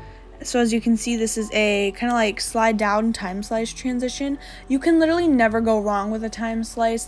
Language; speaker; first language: English; native; English